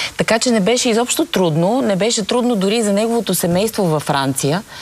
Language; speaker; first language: Bulgarian; native; Bulgarian